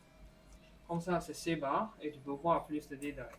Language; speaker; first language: French; non-native, learner; Chinese